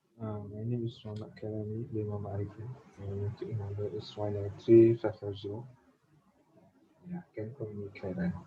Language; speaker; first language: English; non-native, learner; Malay